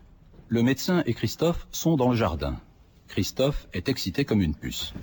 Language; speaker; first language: French; native; French